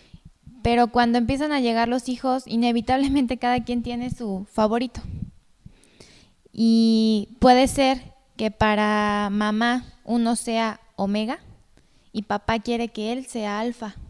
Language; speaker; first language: Spanish; native; Spanish